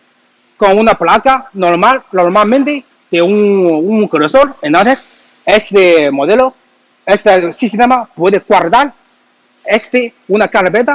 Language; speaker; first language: Spanish; non-native, learner; Chinese